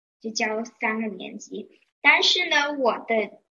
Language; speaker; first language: Chinese; early bilingual, heritage; Chinese